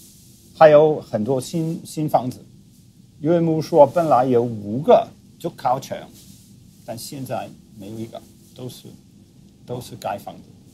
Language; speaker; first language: Chinese; non-native, fluent; English